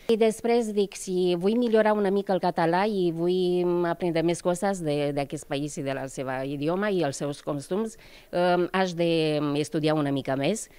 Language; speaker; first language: Catalan; non-native, fluent; Romanian